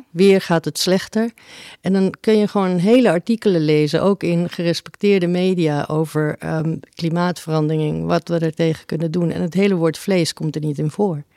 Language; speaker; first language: Dutch; early bilingual, other home language; Spanish